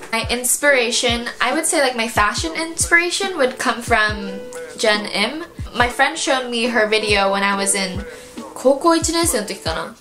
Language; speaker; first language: English; early bilingual, other home language; Japanese